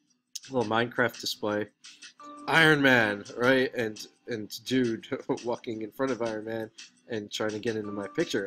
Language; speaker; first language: English; native; English